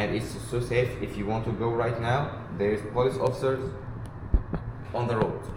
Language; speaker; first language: English; non-native, fluent; Arabic